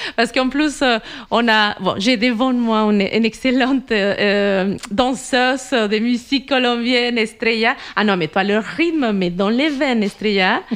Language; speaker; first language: French; non-native, fluent; Spanish